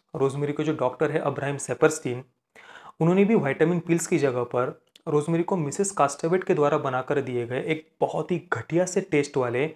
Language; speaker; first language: Hindi; non-native, local second language; Marathi